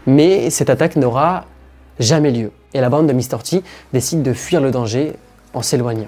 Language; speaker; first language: French; native; French